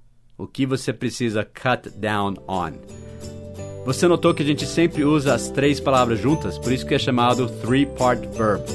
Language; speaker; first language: Portuguese; non-native, fluent; English